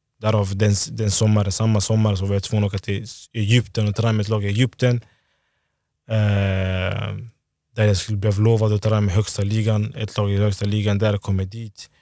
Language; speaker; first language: Swedish; early bilingual, other home language; Lingala